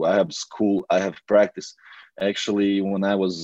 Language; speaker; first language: English; non-native, fluent; Latvian